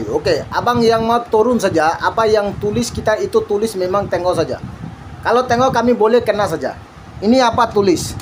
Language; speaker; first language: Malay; non-native, learner; Bangla